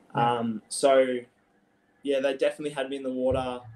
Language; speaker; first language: English; native; English